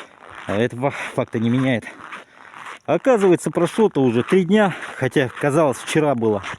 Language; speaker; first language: Russian; native; Russian